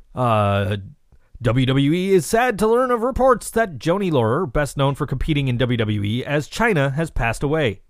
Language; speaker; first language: English; native; English